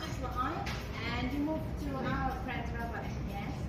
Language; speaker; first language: English; non-native, learner; Vietnamese